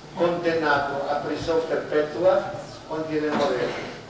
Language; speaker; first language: Portuguese; non-native, fluent; Yiddish